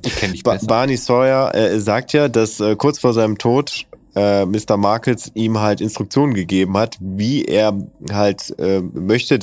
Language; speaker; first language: German; native; German